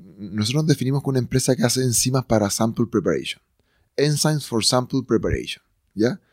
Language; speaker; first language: Spanish; native; Spanish